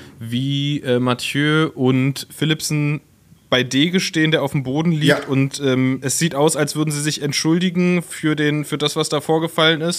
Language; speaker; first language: German; native; German